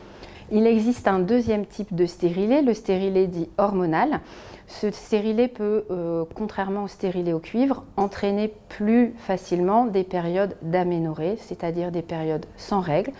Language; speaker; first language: French; native; French